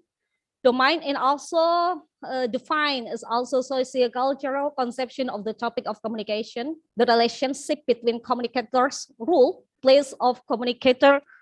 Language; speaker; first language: English; non-native, learner; Indonesian